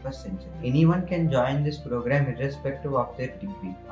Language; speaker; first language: English; non-native, local second language; Telugu